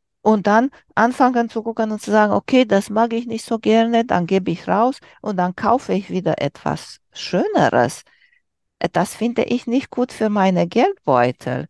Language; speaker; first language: German; non-native, learner; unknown